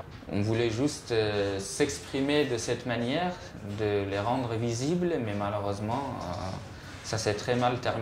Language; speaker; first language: French; non-native, fluent; Persian